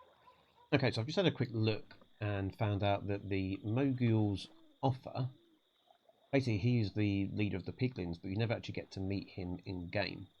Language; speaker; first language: English; native; English